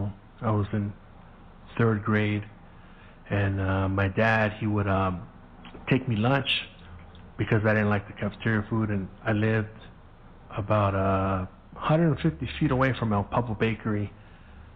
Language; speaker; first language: English; early bilingual, other home language; Spanish